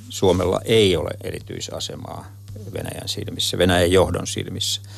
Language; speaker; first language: Finnish; native; Finnish